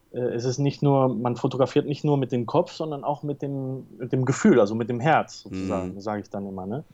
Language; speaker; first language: German; early bilingual, heritage; Spanish